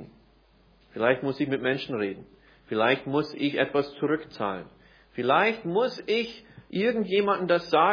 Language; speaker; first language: German; non-native, fluent; English